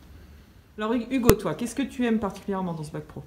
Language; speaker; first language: French; native; French